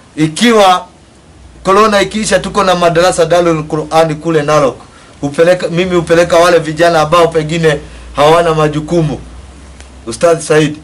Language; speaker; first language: Swahili; non-native, local second language; Kikuyu